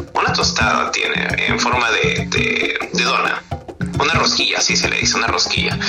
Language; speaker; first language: Spanish; native; Spanish